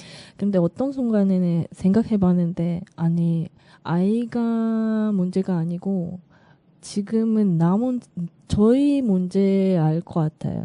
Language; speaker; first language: Korean; non-native, learner; Russian